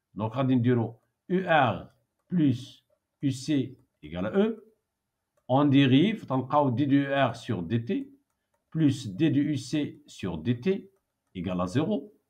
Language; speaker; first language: French; non-native, local second language; Arabic